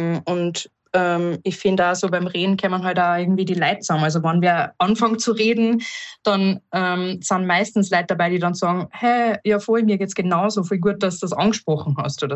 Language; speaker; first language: German; native; German